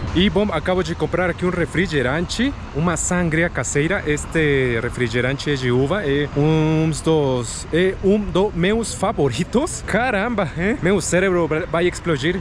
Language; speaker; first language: Portuguese; non-native, fluent; Spanish